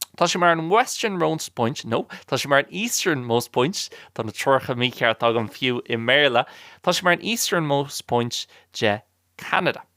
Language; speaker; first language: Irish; non-native, local second language; English